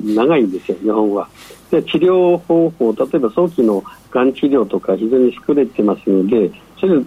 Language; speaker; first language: Japanese; non-native, fluent; Chinese